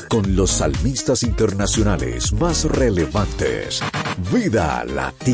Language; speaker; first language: Spanish; native; Spanish